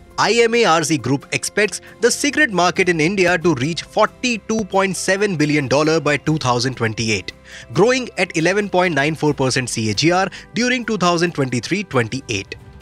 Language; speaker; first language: English; non-native, local second language; Hindi